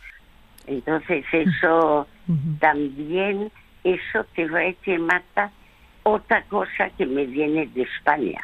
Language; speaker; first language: Spanish; early bilingual, other home language; French